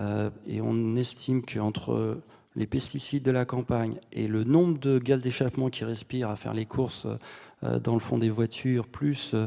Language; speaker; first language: French; native; French